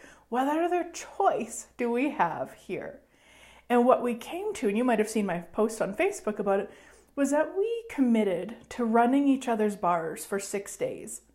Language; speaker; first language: English; native; English